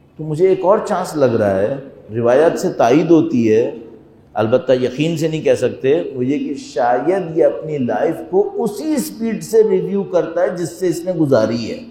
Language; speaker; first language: Urdu; non-native, fluent; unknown